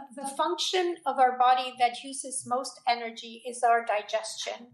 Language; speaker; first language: English; non-native, fluent; Spanish